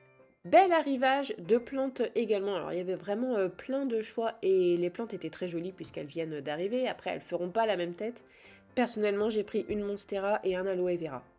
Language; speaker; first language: French; native; French